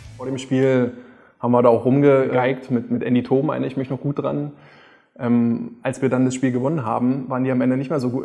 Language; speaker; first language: German; native; German